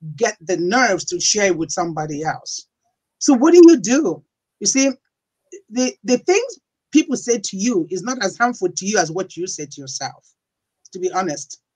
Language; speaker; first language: English; non-native, local second language; Igbo